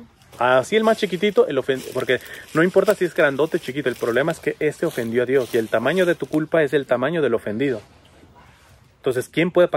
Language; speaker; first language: Spanish; native; Spanish